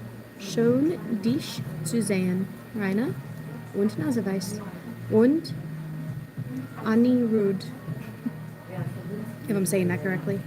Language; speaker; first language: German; non-native, learner; English